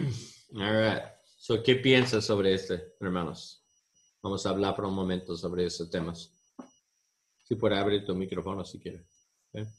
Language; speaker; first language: Spanish; non-native, learner; English